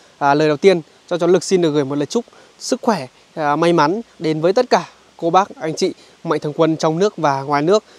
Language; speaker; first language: Vietnamese; native; Vietnamese